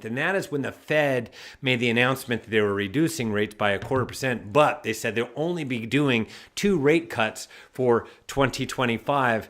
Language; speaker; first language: English; native; English